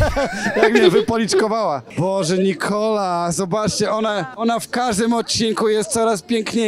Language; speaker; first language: Polish; native; Polish